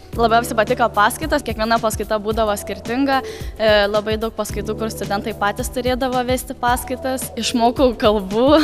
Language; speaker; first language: Lithuanian; native; Lithuanian